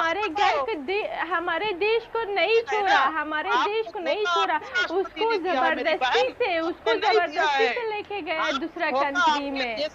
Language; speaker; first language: Hindi; non-native, learner; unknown